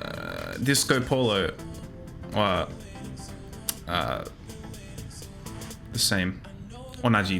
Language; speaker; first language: Japanese; non-native, learner; English